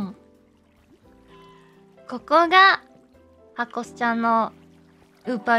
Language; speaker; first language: Japanese; non-native, learner; English